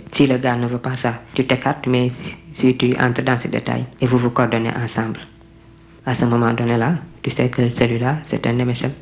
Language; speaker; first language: French; non-native, local second language; Wolof